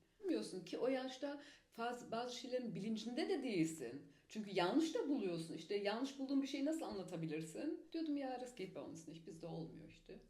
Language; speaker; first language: Turkish; early bilingual, heritage; Turkish